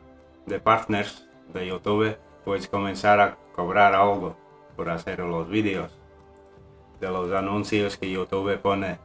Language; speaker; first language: Spanish; non-native, fluent; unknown